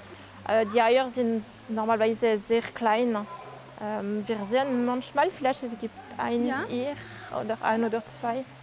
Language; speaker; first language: German; non-native, local second language; French